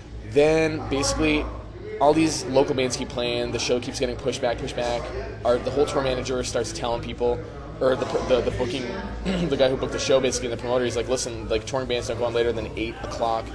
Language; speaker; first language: English; native; English